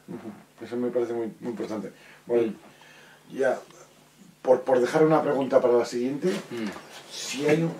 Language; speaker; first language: Spanish; native; Spanish